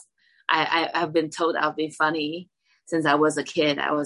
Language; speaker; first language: English; non-native, fluent; Chinese